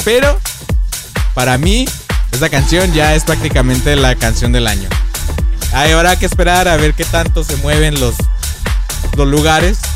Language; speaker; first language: Spanish; native; Spanish